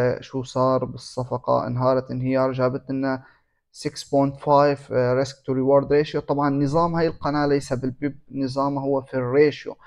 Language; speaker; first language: Arabic; native; Arabic